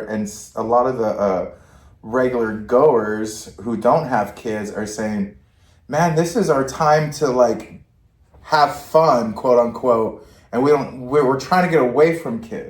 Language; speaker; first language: English; native; English